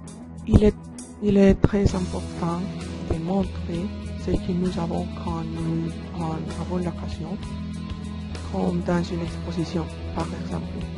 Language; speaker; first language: French; non-native, fluent; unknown